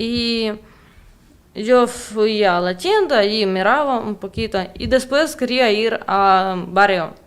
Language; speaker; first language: Spanish; non-native, learner; Russian